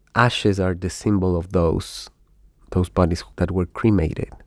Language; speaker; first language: English; non-native, fluent; Spanish